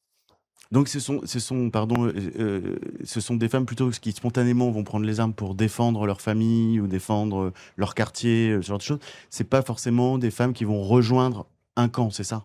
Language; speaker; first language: French; native; French